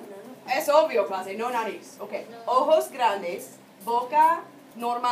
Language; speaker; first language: Spanish; non-native, fluent; English